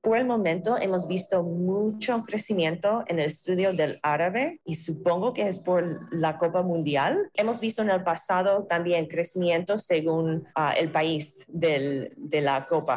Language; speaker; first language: Spanish; non-native, fluent; English